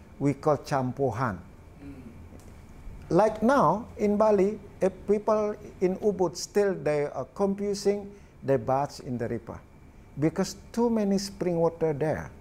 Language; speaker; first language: English; non-native, learner; Balinese